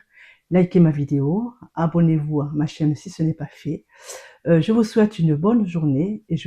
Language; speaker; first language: French; native; French